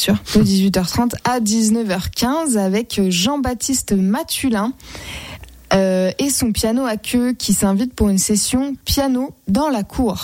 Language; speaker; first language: French; native; French